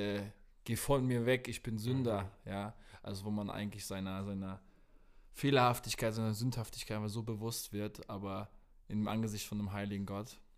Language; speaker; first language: German; native; German